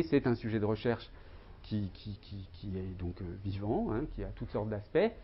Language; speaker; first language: French; native; French